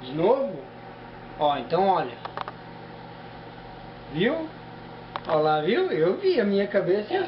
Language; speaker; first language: Portuguese; native; Portuguese